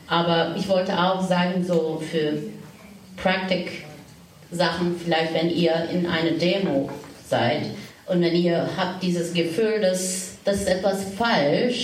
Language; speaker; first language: German; non-native, learner; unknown